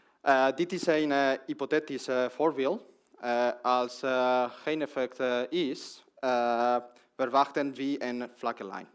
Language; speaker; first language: Dutch; non-native, learner; Spanish